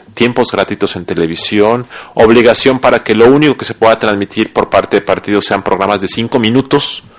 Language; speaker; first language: Spanish; native; Spanish